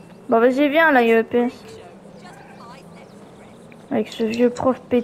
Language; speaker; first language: French; native; French